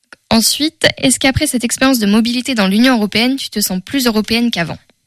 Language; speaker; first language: French; native; French